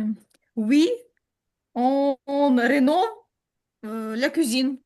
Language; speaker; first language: French; non-native, learner; Ukrainian